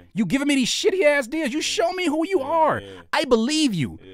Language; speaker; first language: English; native; English